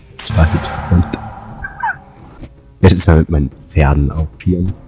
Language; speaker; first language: German; native; German